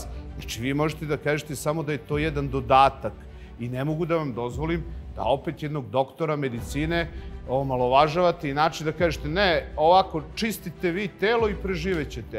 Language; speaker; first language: Serbian; native; Serbian